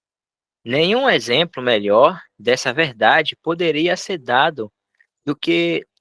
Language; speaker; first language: Portuguese; native; Portuguese